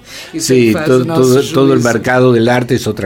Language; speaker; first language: Portuguese; non-native, fluent; Spanish